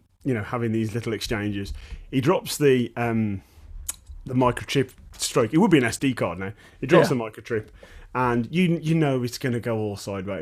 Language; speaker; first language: English; native; English